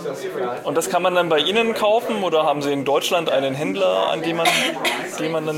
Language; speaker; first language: German; native; German